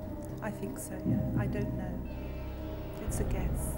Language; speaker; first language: English; native; English